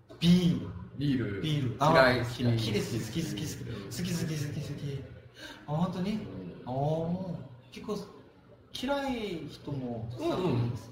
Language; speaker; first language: Japanese; non-native, fluent; Korean